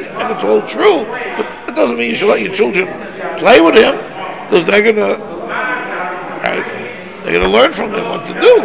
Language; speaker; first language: English; native; English